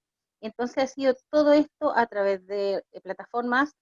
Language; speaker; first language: Spanish; native; Spanish